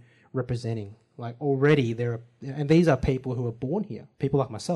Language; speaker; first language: English; native; English